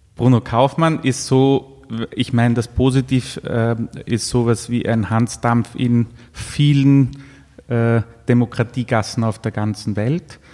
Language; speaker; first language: German; native; German